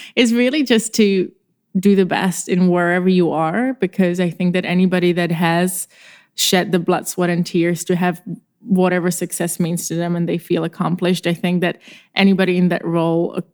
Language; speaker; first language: English; non-native, fluent; Czech